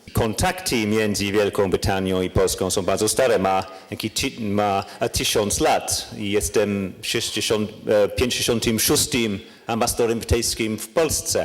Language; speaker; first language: Polish; non-native, learner; English